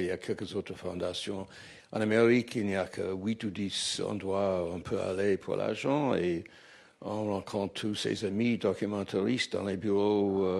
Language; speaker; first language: French; non-native, fluent; English